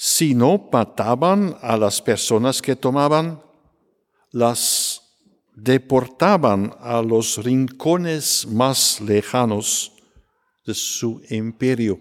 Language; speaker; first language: Spanish; non-native, fluent; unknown